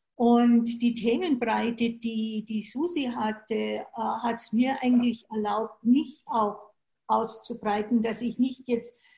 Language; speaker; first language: German; native; German